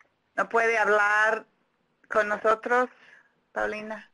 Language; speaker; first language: Spanish; non-native, fluent; English